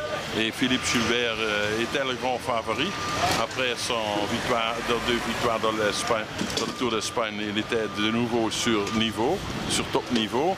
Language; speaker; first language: French; non-native, fluent; Dutch